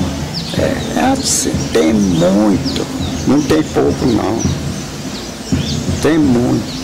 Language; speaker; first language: Portuguese; non-native, local second language; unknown